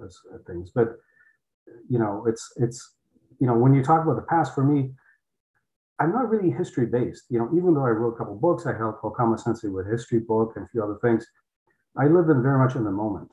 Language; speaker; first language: English; non-native, fluent; Polish